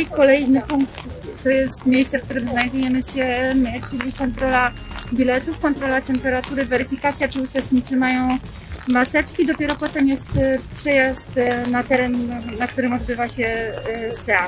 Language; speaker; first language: Polish; native; Polish